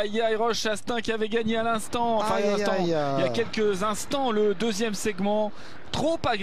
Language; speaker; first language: French; native; French